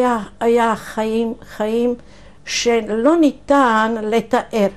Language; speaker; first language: Hebrew; non-native, fluent; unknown